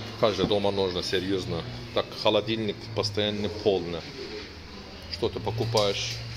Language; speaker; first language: Russian; non-native, learner; Turkish